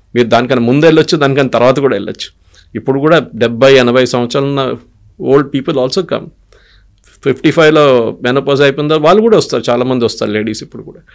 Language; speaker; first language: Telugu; non-native, local second language; Malayalam